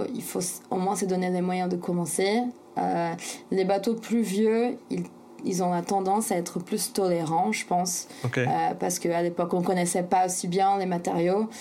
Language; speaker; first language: French; non-native, fluent; Portuguese